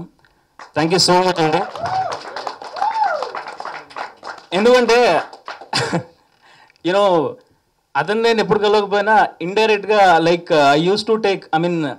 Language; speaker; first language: Telugu; native; Telugu